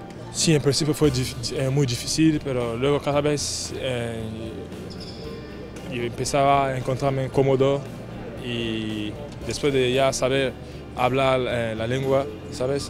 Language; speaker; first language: Spanish; non-native, fluent; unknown